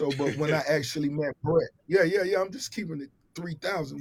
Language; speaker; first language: English; native; English